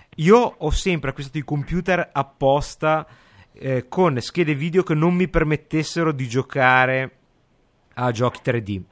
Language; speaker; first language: Italian; native; Italian